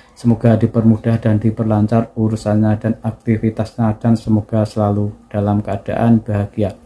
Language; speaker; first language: Indonesian; native; Indonesian